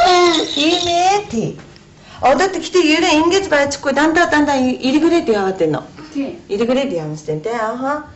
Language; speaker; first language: Mongolian; non-native, learner; Japanese